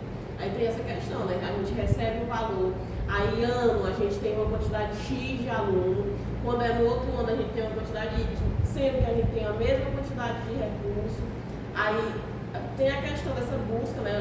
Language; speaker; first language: Portuguese; native; Portuguese